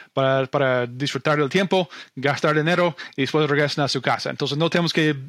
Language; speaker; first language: Spanish; non-native, fluent; English